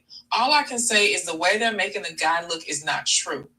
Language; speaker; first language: English; native; English